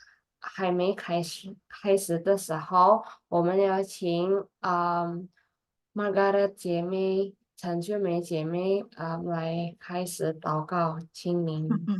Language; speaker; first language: Chinese; non-native, learner; Indonesian